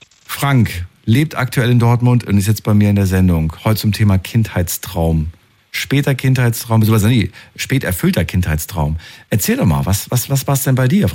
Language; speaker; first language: German; native; German